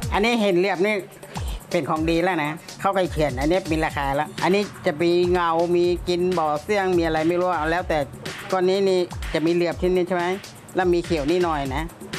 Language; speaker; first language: Thai; native; Thai